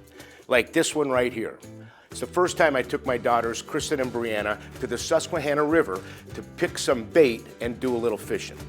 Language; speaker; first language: English; native; English